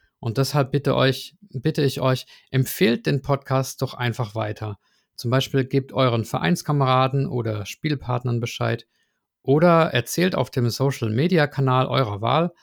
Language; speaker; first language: German; native; German